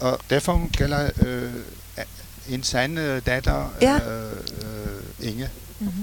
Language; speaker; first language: Danish; non-native, fluent; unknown